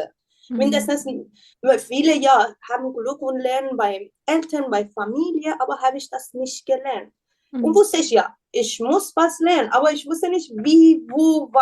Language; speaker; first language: German; non-native, learner; Persian